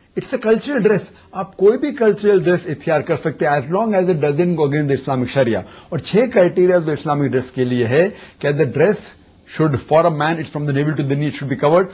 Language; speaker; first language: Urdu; non-native, local second language; Konkani